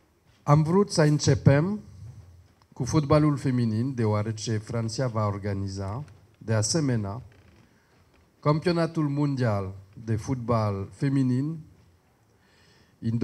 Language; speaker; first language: Romanian; non-native, learner; French